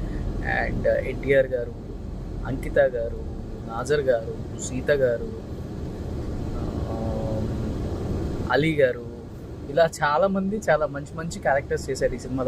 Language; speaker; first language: Telugu; native; Telugu